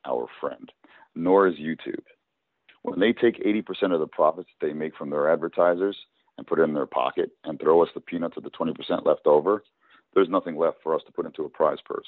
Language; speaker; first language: English; native; English